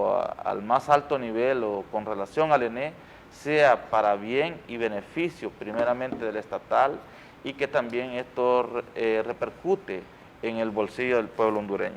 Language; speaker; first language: Spanish; native; Spanish